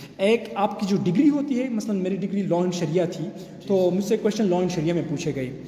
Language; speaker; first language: Urdu; non-native, local second language; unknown